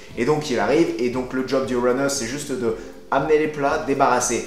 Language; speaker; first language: French; native; French